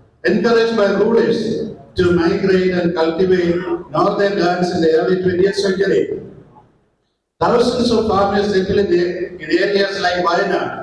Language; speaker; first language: English; non-native, local second language; Malayalam